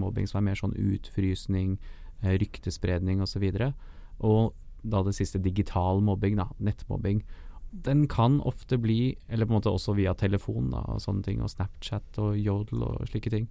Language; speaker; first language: Norwegian; native; Norwegian